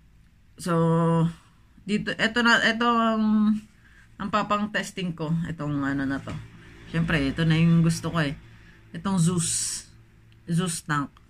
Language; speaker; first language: Filipino; native; Filipino